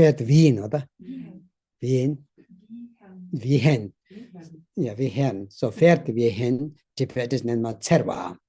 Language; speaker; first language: German; non-native, learner; Tibetan